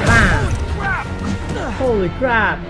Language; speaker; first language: English; non-native, learner; Indonesian